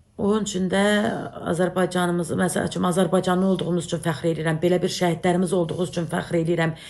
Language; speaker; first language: Azerbaijani; native; Azerbaijani